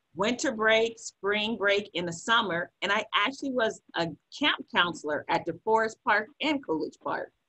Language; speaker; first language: English; native; English